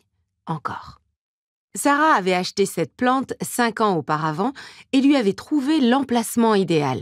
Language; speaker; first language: French; native; French